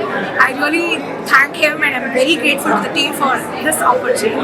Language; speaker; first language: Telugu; early bilingual, heritage; Telugu